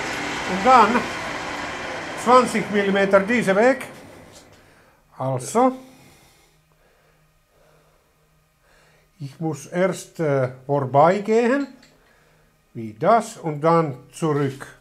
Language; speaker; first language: German; non-native, learner; Finnish